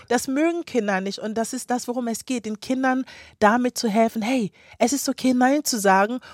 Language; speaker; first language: German; early bilingual, other home language; Akan